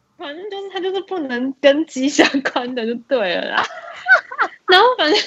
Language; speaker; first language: Chinese; native; Chinese